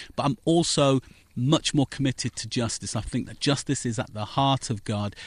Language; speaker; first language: English; native; English